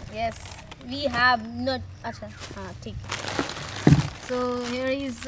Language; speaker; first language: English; non-native, learner; Hindi